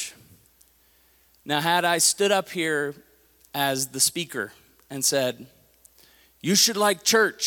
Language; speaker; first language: English; native; English